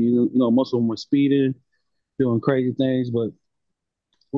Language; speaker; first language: English; native; English